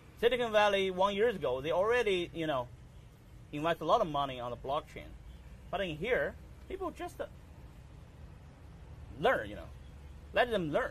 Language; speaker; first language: English; non-native, learner; Chinese